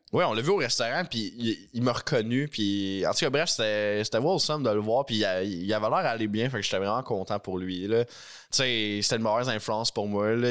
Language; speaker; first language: French; native; French